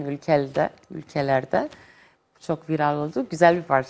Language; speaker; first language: Turkish; non-native, fluent; Greek